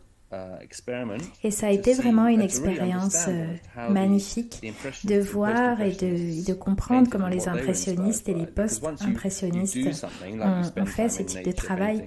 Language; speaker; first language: French; native; French